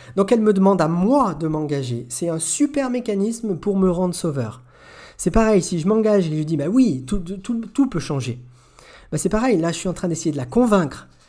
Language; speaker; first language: French; native; French